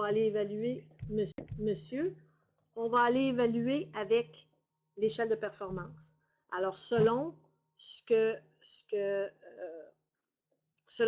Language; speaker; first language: French; native; French